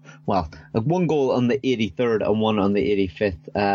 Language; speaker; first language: English; native; English